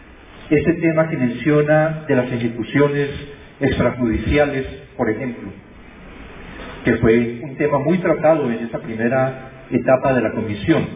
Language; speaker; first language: Spanish; native; Spanish